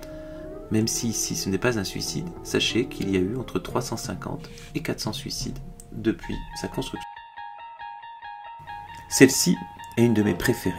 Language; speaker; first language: French; native; French